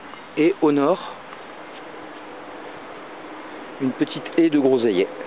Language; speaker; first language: French; native; French